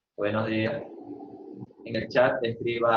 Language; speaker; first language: Spanish; native; Spanish